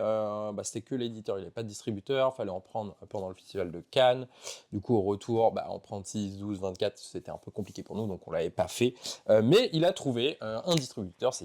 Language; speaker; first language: French; native; French